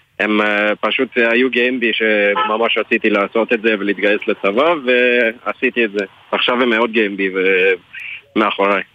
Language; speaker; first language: Hebrew; non-native, fluent; English